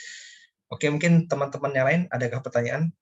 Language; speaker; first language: Indonesian; native; Indonesian